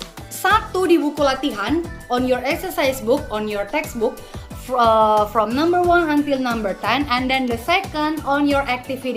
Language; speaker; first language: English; non-native, fluent; Indonesian